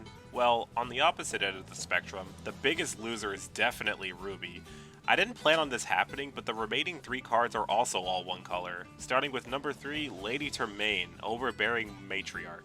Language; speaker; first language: English; native; English